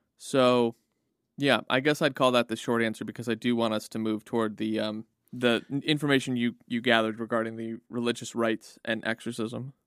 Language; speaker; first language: English; native; English